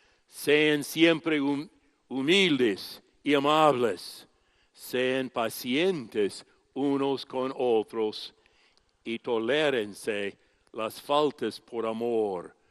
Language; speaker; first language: Spanish; non-native, fluent; English